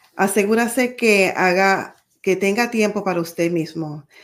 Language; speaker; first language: Spanish; early bilingual, heritage; Spanish